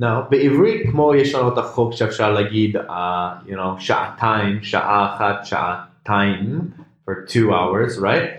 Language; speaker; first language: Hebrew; non-native, fluent; English